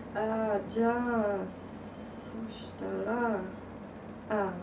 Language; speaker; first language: Japanese; non-native, learner; English